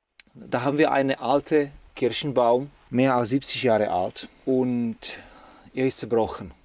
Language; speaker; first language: German; non-native, fluent; Czech